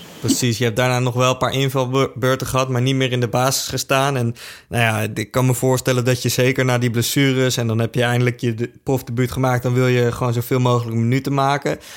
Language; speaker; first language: Dutch; native; Dutch